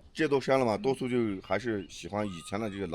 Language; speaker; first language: Chinese; native; Chinese